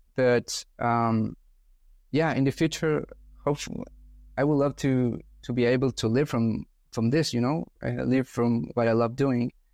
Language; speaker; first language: English; non-native, fluent; Spanish